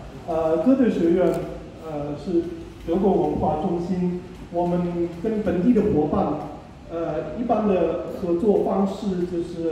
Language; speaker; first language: Chinese; non-native, fluent; German